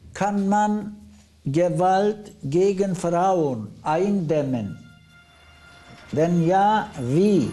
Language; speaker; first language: German; non-native, fluent; Turkish